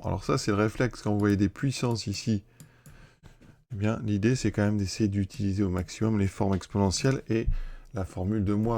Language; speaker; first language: French; native; French